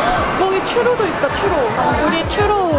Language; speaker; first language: Korean; early bilingual, heritage; English